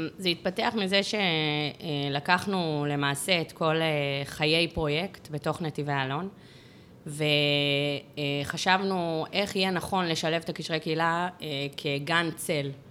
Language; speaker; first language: Hebrew; native; Hebrew